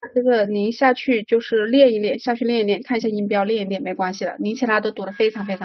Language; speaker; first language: Chinese; native; Chinese